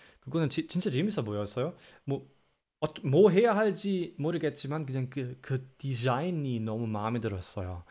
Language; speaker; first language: Korean; non-native, fluent; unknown